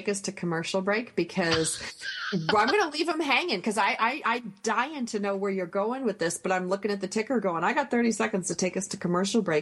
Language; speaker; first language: English; native; English